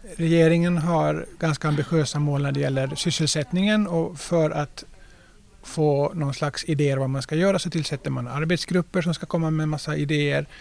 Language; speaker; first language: Swedish; native; Swedish